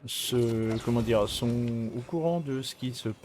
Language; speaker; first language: French; native; French